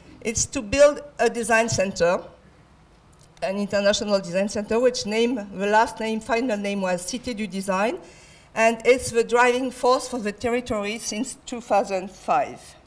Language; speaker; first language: English; non-native, fluent; French